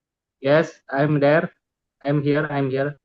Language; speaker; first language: English; non-native, learner; Indonesian